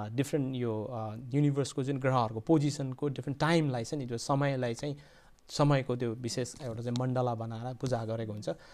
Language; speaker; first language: Nepali; non-native, local second language; Eastern Tamang